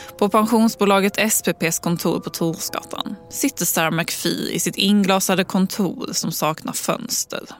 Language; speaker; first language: Swedish; native; Swedish